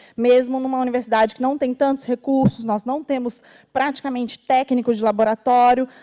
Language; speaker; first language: Portuguese; native; Portuguese